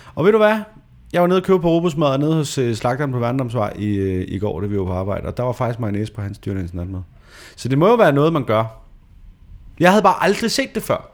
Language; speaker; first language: Danish; native; Danish